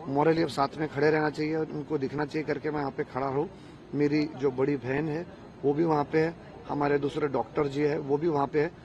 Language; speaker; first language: Hindi; non-native, local second language; Marathi